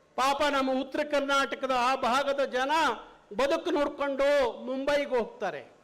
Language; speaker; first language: Kannada; native; Kannada